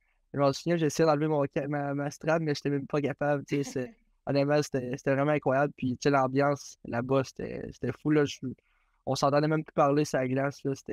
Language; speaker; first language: French; native; French